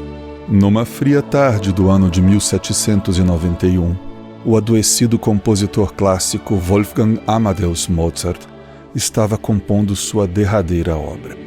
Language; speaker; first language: Portuguese; native; Portuguese